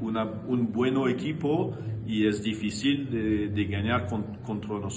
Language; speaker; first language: Spanish; non-native, learner; French